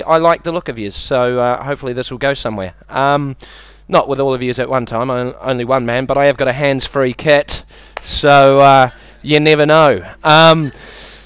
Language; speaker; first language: English; native; English